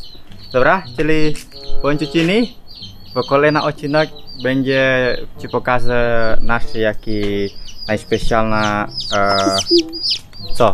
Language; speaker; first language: Polish; non-native, learner; Indonesian